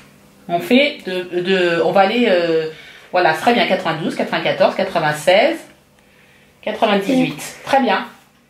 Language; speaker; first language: French; native; French